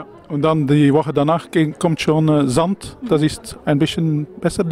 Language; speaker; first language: German; non-native, fluent; Dutch